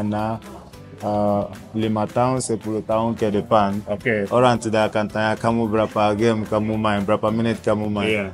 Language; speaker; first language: Indonesian; non-native, fluent; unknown